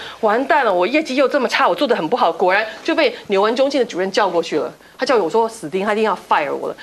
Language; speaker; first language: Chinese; native; Chinese